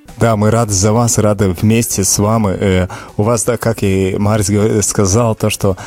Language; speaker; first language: Russian; non-native, local second language; Latvian